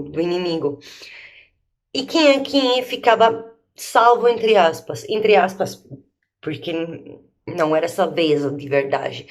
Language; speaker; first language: Portuguese; native; Portuguese